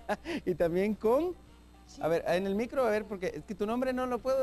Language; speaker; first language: Spanish; native; Spanish